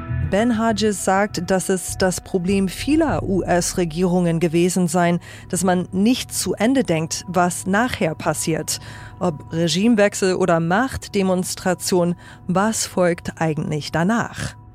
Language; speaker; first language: German; native; German